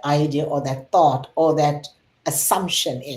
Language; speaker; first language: English; native; English